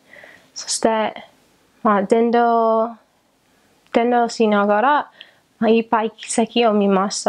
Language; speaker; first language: Japanese; non-native, learner; English